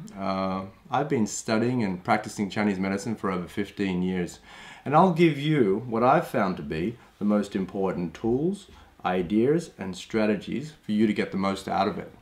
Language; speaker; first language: English; native; English